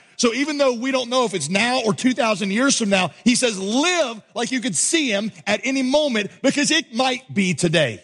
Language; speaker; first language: English; native; English